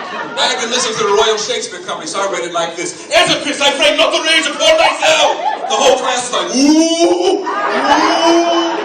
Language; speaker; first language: English; native; English